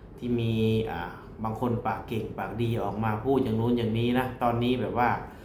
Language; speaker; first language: Thai; native; Thai